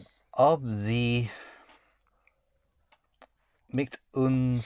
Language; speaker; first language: German; non-native, learner; English